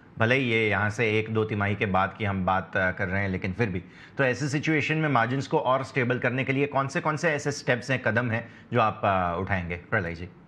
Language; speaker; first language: Hindi; non-native, local second language; Gujarati